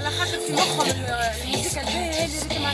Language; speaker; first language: Arabic; native; Arabic